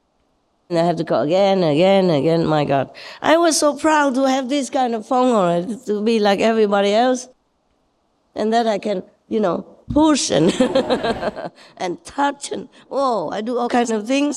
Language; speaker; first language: English; non-native, fluent; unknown